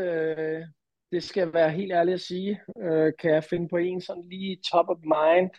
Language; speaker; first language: Danish; native; Danish